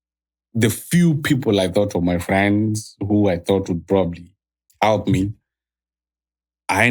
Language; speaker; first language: English; non-native, local second language; Swahili